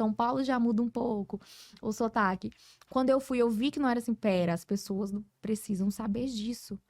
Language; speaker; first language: Portuguese; early bilingual, heritage; Portuguese